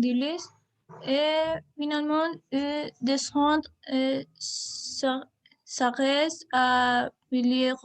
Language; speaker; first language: French; non-native, learner; Spanish